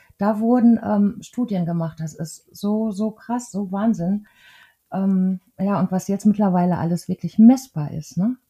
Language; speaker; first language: German; native; German